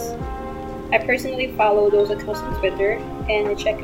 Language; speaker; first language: English; non-native, local second language; Filipino